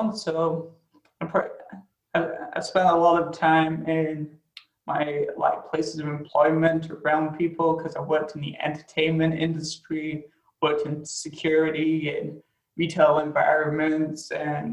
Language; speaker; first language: English; native; English